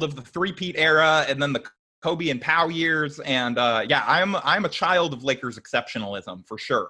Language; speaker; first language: English; native; English